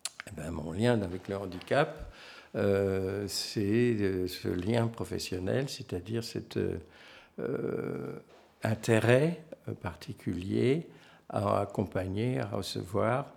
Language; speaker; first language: French; native; French